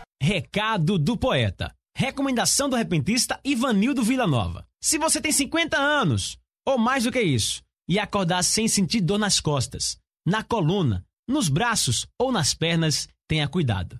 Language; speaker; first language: Portuguese; native; Portuguese